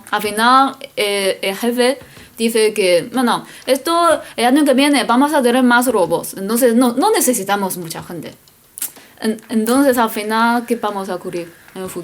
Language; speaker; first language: Spanish; non-native, learner; Chinese